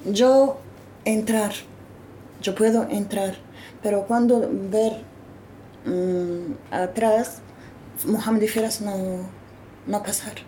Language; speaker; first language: Spanish; non-native, learner; Arabic